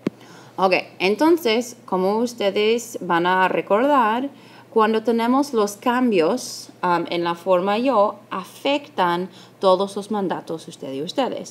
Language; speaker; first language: Spanish; non-native, fluent; English